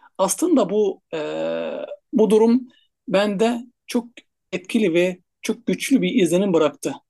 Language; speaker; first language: Turkish; non-native, fluent; Arabic